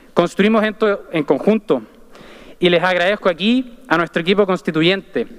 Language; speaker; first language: Spanish; native; Spanish